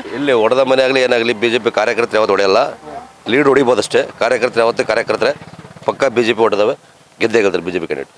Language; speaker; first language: Kannada; native; Kannada